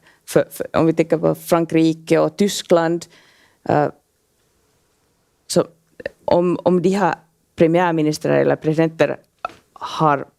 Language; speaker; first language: Swedish; non-native, local second language; Finnish